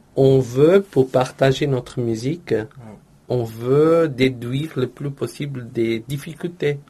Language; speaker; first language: French; non-native, learner; Portuguese